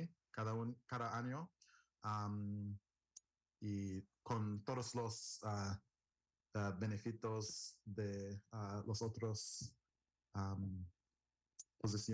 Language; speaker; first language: Spanish; non-native, learner; English